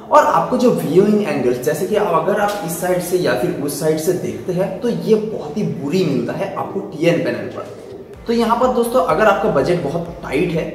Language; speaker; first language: Hindi; non-native, local second language; Bangla